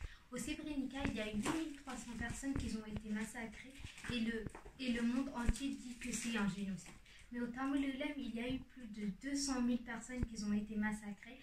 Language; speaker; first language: French; early bilingual, other home language; Tamil